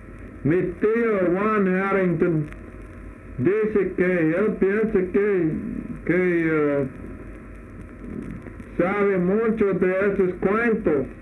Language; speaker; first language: Spanish; non-native, learner; English